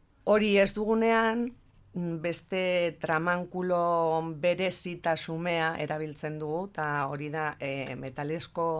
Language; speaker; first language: Basque; non-native, local second language; Spanish